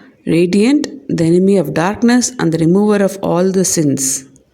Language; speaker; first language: English; non-native, local second language; Tamil